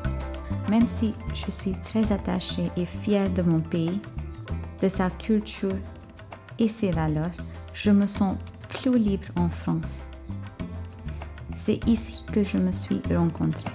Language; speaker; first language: French; non-native, fluent; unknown